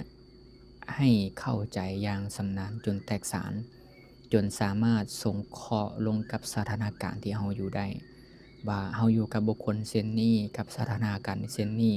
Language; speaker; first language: Thai; non-native, local second language; Northeastern Thai